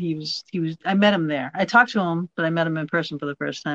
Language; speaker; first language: English; native; English